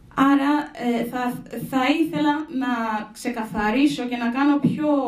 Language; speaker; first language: Greek; non-native, fluent; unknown